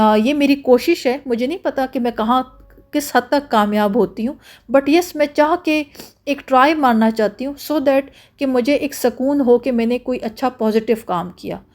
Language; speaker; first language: Urdu; native; Urdu